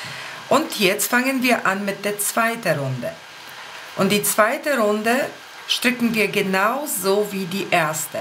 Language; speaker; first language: German; non-native, fluent; Polish